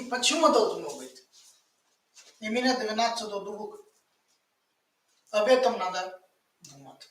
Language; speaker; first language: Russian; non-native, fluent; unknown